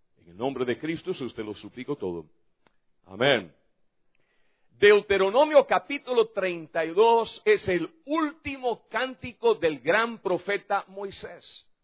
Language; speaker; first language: Spanish; non-native, fluent; English